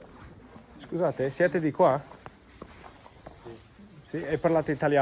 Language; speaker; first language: Italian; non-native, fluent; English